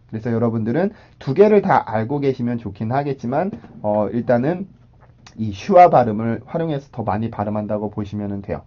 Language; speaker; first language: Korean; native; Korean